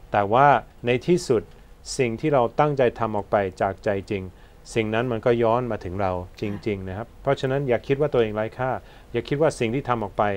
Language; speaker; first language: Thai; early bilingual, other home language; Swedish